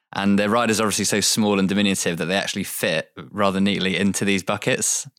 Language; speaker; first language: English; native; English